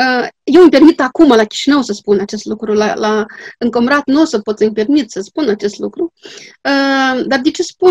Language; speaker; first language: Romanian; non-native, local second language; Gagauz